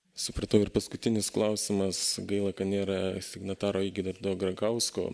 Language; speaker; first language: Lithuanian; native; Lithuanian